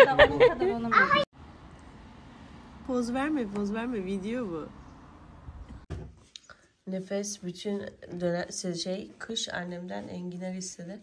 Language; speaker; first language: Turkish; native; Turkish